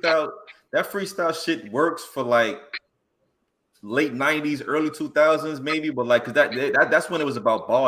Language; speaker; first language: English; native; English